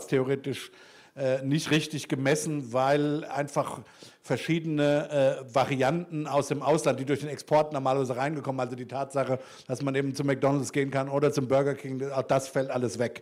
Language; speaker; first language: German; native; German